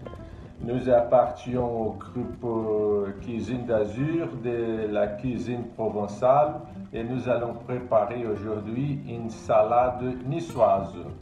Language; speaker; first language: French; non-native, learner; Portuguese